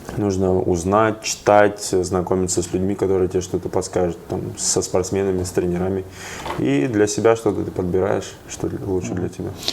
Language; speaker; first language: Russian; native; Russian